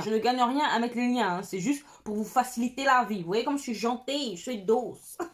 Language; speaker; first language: French; native; French